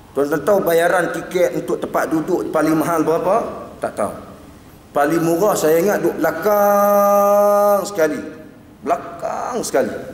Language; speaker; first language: Malay; native; Malay